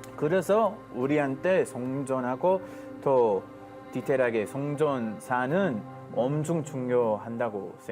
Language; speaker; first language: Korean; non-native, fluent; Hebrew